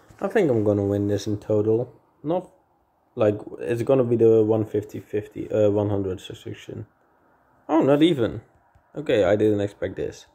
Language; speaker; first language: English; non-native, fluent; Dutch